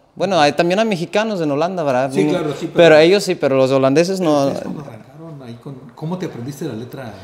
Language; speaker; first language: Spanish; non-native, fluent; Dutch